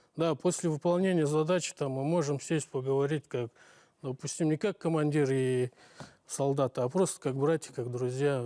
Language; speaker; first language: Russian; native; Russian